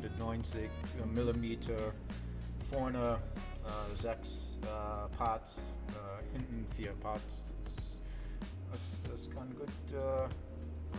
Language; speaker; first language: German; non-native, fluent; English